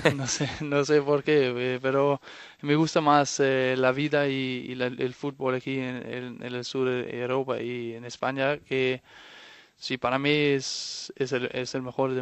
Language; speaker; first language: Spanish; non-native, fluent; Danish